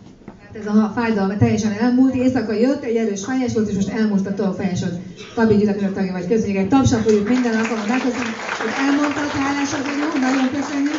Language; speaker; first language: Hungarian; native; Hungarian